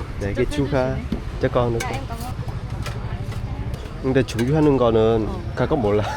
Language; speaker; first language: Korean; non-native, fluent; Vietnamese